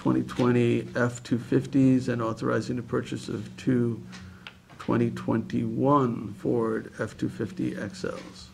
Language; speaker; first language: English; native; English